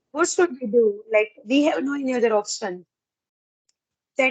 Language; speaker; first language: English; non-native, learner; Gujarati